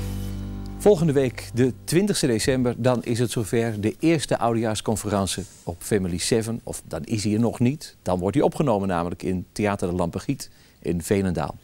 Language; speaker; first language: Dutch; native; Dutch